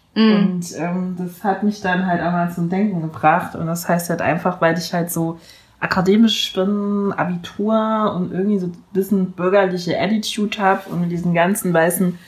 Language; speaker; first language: German; early bilingual, other home language; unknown